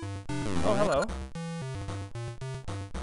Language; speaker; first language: English; native; English